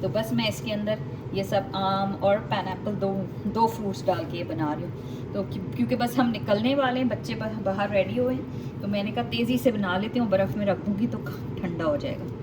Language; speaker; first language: Urdu; native; Urdu